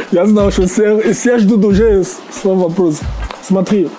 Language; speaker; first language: Russian; non-native, fluent; Jamaican Creole English